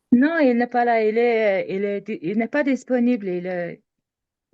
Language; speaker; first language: French; non-native, learner; Mongolian